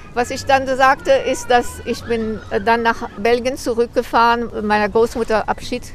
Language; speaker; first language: German; early bilingual, heritage; German